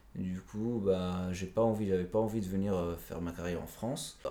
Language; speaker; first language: French; non-native, local second language; Arabic